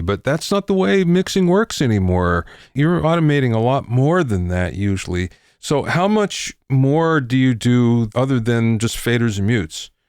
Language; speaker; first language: English; native; English